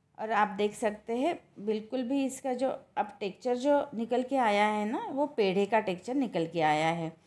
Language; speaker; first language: Hindi; non-native, local second language; Marathi